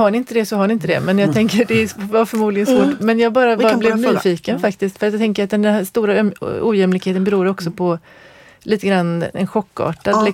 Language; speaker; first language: Swedish; native; Swedish